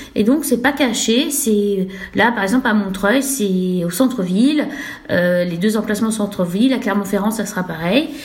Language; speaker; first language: French; native; French